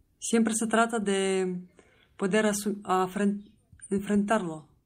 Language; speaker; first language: Spanish; non-native, learner; Russian